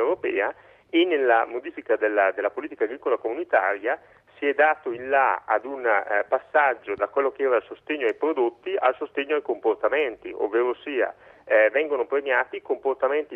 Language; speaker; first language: Italian; native; Italian